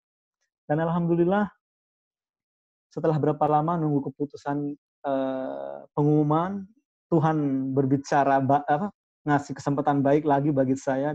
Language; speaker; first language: Indonesian; non-native, local second language; Madurese